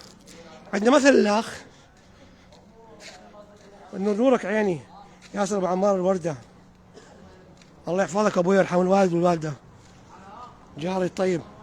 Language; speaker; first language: Arabic; native; Arabic